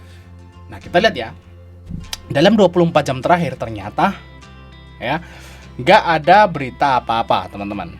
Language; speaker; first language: Indonesian; native; Indonesian